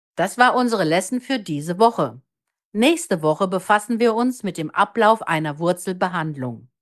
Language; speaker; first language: German; native; German